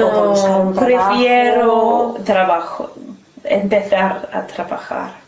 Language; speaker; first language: Spanish; non-native, learner; English